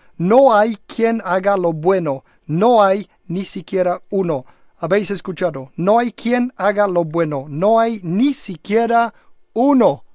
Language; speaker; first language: Spanish; non-native, fluent; English